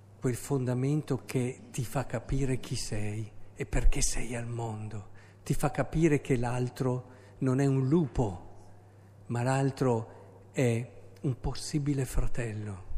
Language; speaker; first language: Italian; native; Italian